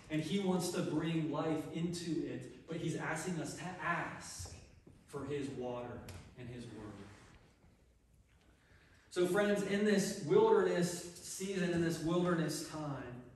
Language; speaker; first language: English; native; English